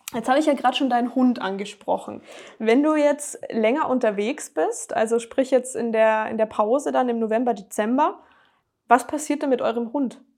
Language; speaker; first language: German; native; German